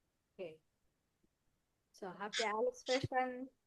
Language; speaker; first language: German; non-native, fluent; Filipino